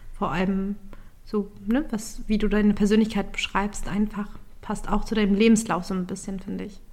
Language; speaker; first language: German; early bilingual, other home language; Turkish